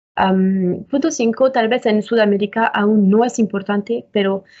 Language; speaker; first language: Spanish; non-native, fluent; French